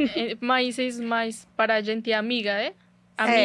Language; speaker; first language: Portuguese; non-native, learner; Spanish